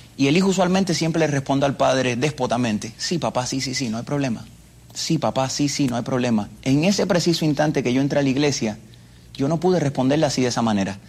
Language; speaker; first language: Spanish; early bilingual, other home language; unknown